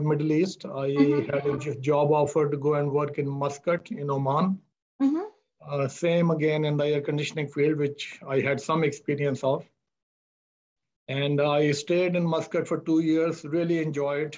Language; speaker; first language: English; non-native, local second language; Hindi